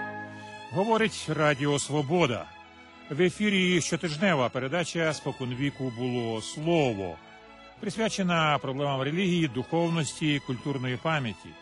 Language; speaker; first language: Ukrainian; native; Ukrainian